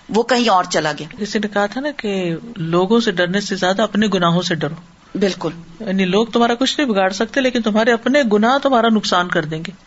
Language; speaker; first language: Urdu; native; Urdu